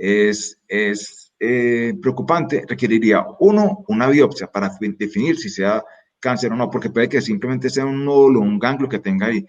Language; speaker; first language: Spanish; native; Spanish